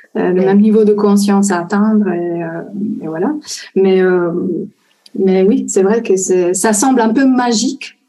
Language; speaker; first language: French; non-native, fluent; Italian